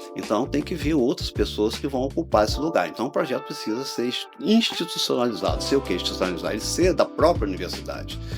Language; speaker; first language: Portuguese; native; Portuguese